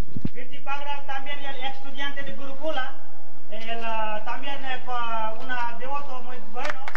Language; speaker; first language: Spanish; non-native, learner; Gujarati